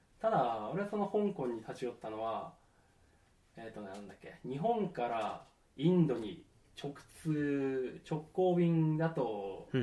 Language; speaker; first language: Japanese; native; Japanese